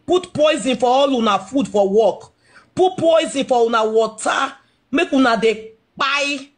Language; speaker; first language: Nigerian Pidgin; non-native, local second language; Igbo